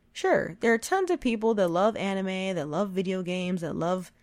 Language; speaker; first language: English; native; English